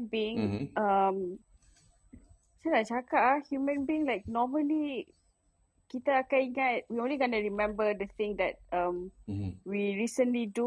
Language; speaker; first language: English; non-native, local second language; Malay